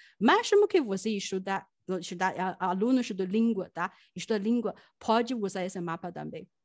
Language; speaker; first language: Portuguese; non-native, fluent; Chinese